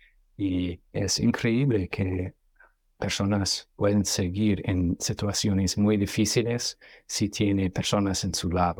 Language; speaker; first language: Spanish; non-native, fluent; English